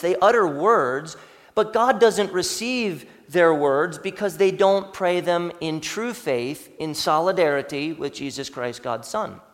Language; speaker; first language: English; native; English